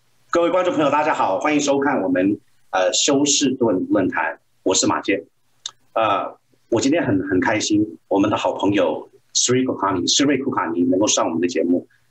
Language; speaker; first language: Chinese; native; Chinese